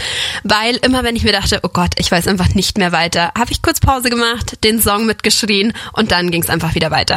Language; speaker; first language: German; native; German